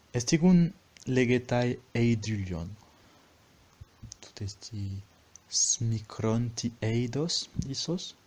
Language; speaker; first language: Greek; non-native, fluent; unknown